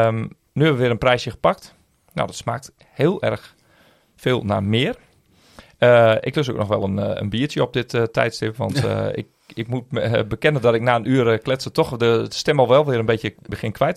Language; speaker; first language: Dutch; native; Dutch